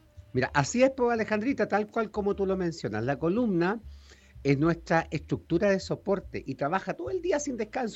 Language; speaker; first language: Spanish; native; Spanish